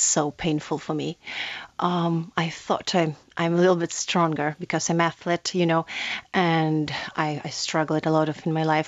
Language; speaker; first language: English; non-native, learner; Ukrainian